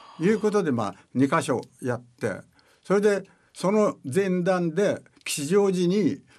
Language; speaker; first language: Japanese; native; Japanese